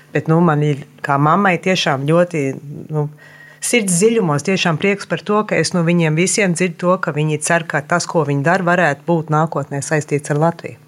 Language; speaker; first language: Latvian; early bilingual, heritage; Latvian